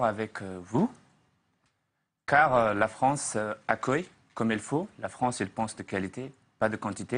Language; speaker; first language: French; non-native, learner; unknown